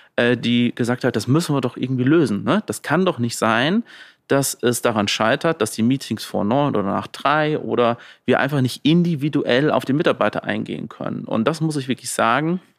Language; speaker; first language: German; native; German